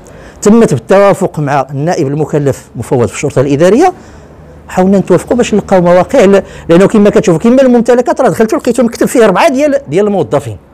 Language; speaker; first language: Arabic; native; Arabic